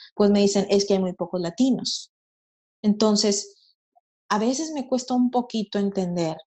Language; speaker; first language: Spanish; native; Spanish